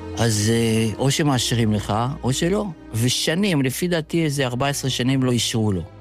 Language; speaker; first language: Hebrew; early bilingual, other home language; Yiddish